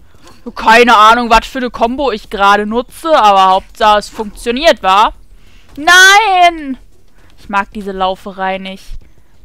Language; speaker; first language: German; native; German